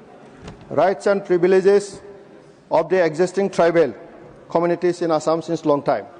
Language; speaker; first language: English; non-native, local second language; Bodo